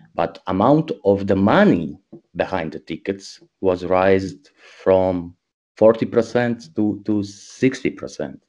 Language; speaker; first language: English; non-native, learner; Croatian